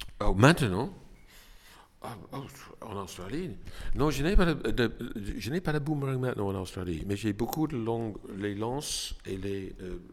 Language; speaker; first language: French; non-native, learner; English